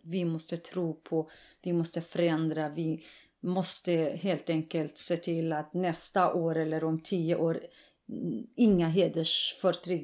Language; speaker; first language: Swedish; non-native, fluent; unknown